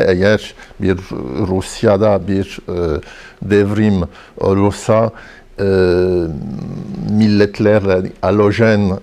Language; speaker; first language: Turkish; non-native, fluent; French